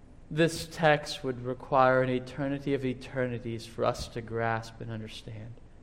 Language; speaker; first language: English; native; English